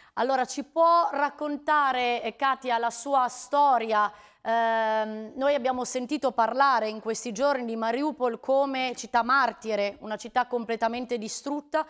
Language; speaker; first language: Italian; native; Italian